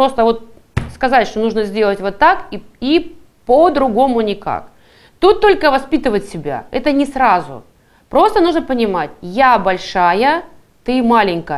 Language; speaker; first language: Russian; native; Russian